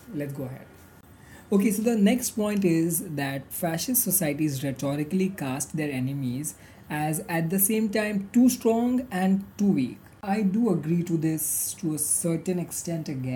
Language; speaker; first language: English; non-native, local second language; Marathi